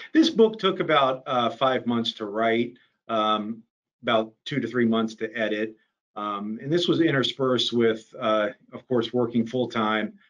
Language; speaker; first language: English; native; English